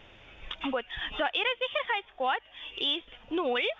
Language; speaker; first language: German; non-native, learner; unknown